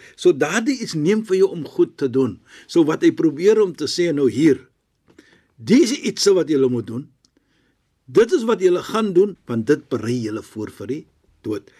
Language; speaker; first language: Afrikaans; non-native, fluent; Arabic